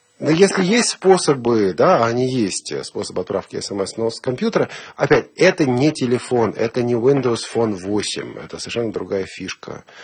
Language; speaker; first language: Russian; native; Russian